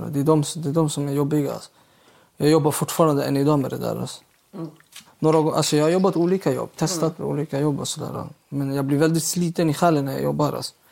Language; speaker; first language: Swedish; early bilingual, other home language; Uyghur